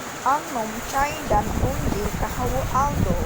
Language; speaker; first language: Turkish; non-native, learner; Indonesian